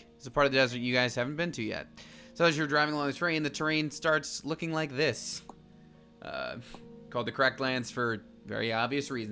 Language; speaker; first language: English; native; English